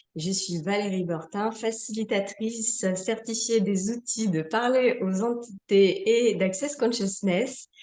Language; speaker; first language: French; native; French